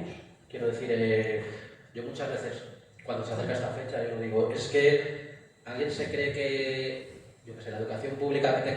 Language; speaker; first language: Spanish; native; Spanish